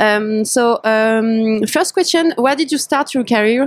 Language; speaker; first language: English; non-native, learner; French